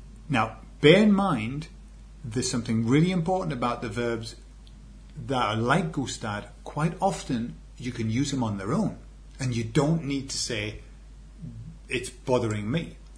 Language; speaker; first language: English; native; English